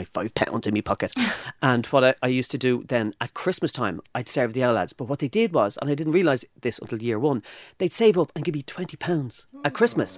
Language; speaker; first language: English; native; English